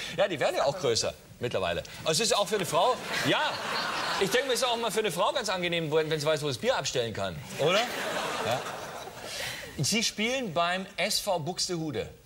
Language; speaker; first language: German; native; German